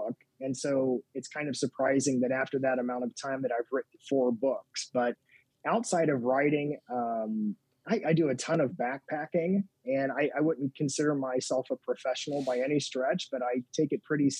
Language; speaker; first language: English; native; English